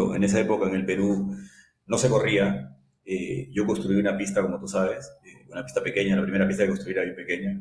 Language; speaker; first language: Spanish; native; Spanish